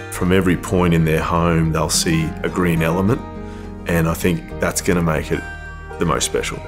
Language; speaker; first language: English; native; English